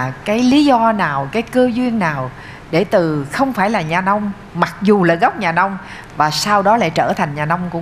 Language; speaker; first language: Vietnamese; native; Vietnamese